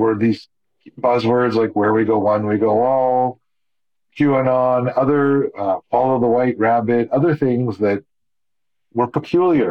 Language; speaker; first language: English; native; English